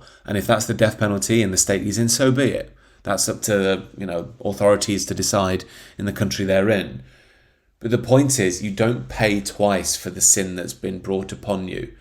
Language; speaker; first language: English; native; English